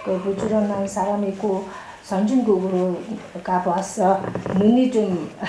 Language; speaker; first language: Korean; non-native, learner; Mongolian